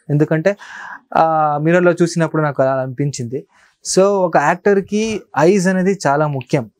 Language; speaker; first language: Telugu; non-native, local second language; Kannada